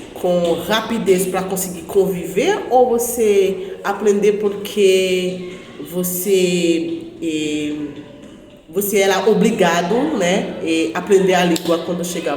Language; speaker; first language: Portuguese; non-native, learner; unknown